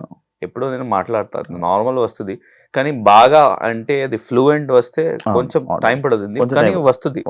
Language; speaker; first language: Telugu; non-native, learner; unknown